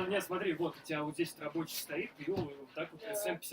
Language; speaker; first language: Russian; native; Russian